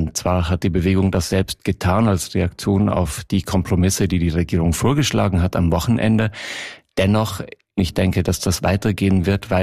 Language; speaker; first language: German; native; German